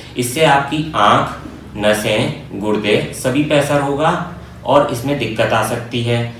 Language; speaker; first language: Hindi; native; Hindi